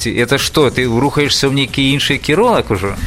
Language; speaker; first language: Belarusian; native; Belarusian